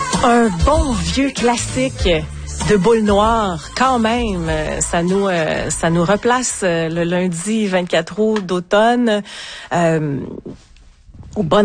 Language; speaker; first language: French; native; French